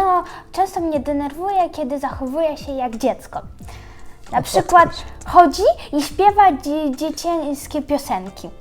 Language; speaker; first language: Polish; early bilingual, other home language; Ukrainian